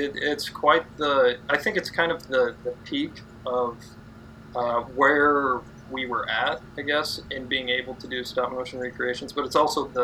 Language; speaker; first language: English; native; English